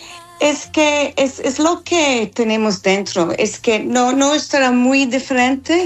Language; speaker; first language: Spanish; non-native, learner; English